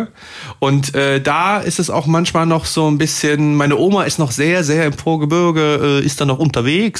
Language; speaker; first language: German; native; German